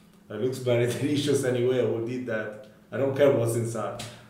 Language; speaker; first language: English; non-native, fluent; Italian